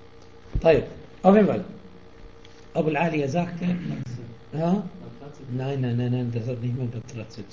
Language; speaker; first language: German; non-native, fluent; Arabic